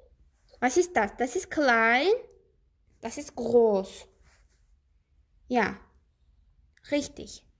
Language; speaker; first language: German; non-native, learner; Azerbaijani